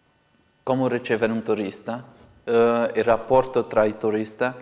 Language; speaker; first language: Italian; non-native, fluent; Portuguese